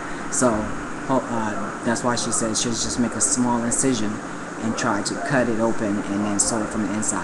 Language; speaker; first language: English; native; English